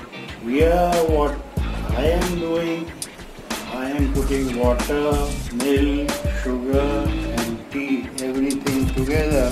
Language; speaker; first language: English; non-native, local second language; Hindi